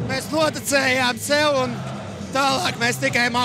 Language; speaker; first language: Latvian; non-native, local second language; Russian